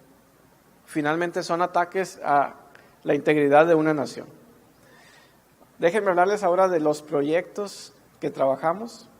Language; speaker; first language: Spanish; native; Spanish